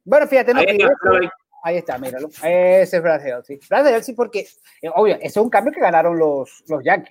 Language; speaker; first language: Spanish; native; Spanish